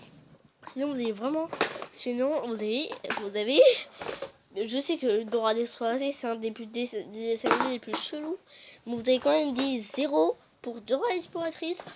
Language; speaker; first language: French; native; French